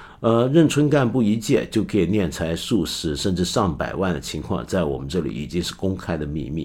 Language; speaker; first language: Chinese; non-native, local second language; Cantonese